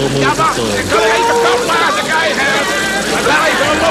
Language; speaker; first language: Dutch; native; Dutch